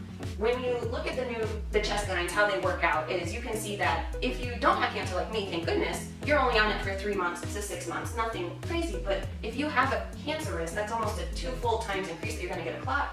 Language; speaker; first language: English; native; English